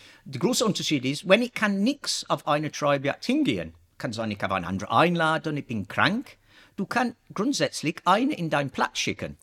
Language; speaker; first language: German; non-native, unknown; English